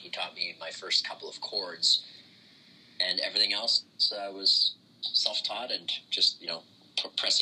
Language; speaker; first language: English; native; English